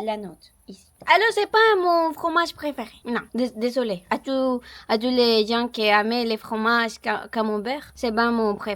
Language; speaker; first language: French; non-native, learner; Spanish